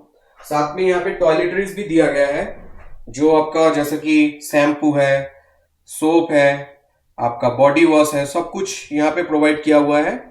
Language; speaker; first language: Hindi; non-native, local second language; Bangla